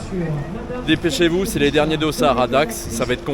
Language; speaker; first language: French; native; French